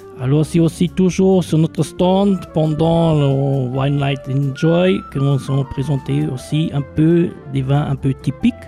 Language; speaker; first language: French; non-native, local second language; Luxembourgish